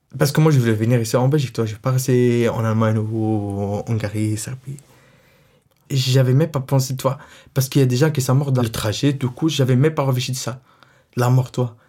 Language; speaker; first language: French; non-native, fluent; Arabic